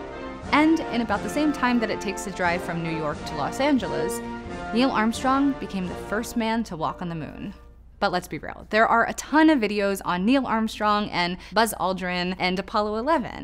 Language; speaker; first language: English; native; English